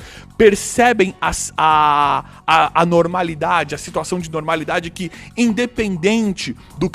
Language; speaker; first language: Portuguese; native; Portuguese